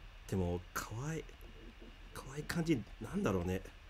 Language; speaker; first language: Japanese; non-native, learner; English